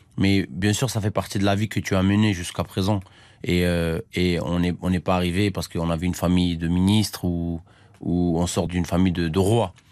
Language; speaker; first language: French; early bilingual, other home language; Armenian